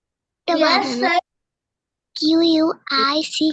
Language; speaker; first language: English; non-native, learner; Bangla